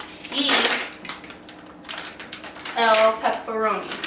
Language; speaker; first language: Spanish; non-native, learner; English